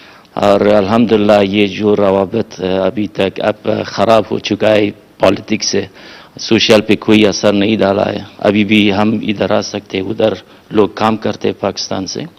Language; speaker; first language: Hindi; non-native, fluent; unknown